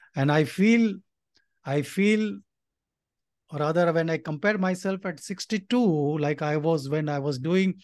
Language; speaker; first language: English; non-native, local second language; Nepali